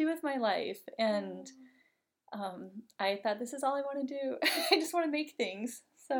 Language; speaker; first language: English; native; English